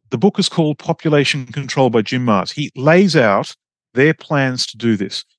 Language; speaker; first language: English; native; English